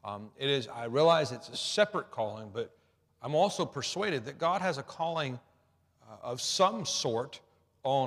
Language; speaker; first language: English; native; English